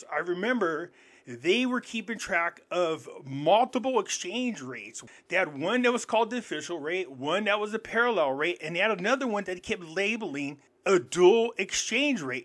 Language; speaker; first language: English; native; English